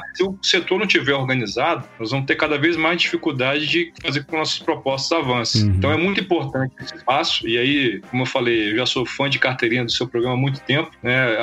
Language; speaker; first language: Portuguese; native; Portuguese